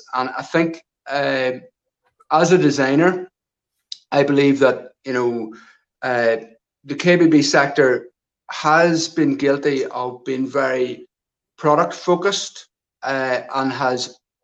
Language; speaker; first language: English; native; English